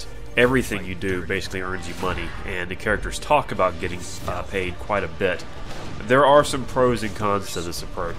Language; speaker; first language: English; native; English